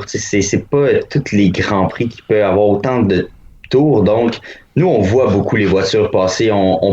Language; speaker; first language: French; native; French